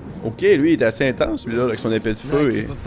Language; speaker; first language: French; native; French